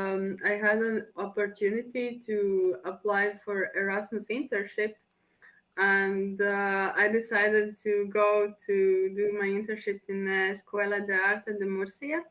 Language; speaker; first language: English; non-native, fluent; Latvian